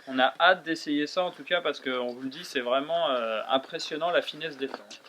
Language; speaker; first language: French; native; French